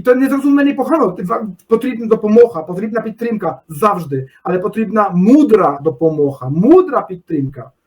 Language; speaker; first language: Polish; non-native, learner; Ukrainian